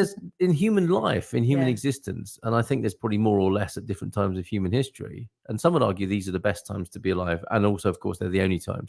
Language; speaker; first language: English; native; English